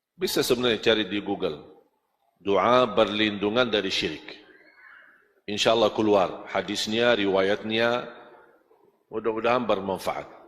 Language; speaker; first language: Malay; non-native, fluent; Arabic